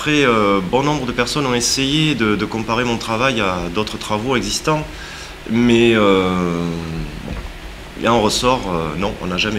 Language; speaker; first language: French; native; French